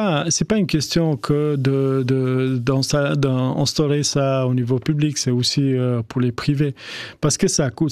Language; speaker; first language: French; non-native, fluent; Albanian